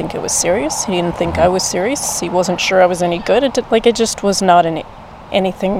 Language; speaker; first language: English; native; English